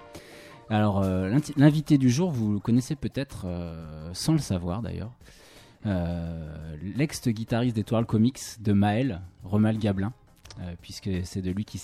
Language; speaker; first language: French; native; French